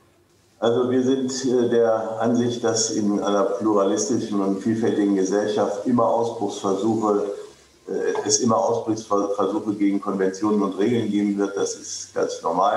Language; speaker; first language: German; native; German